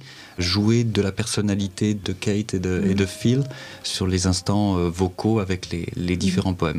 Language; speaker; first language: French; native; French